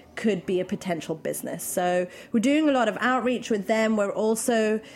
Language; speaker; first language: English; native; English